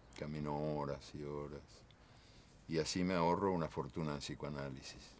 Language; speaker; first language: Spanish; native; Spanish